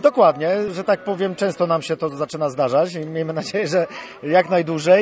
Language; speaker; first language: Polish; native; Polish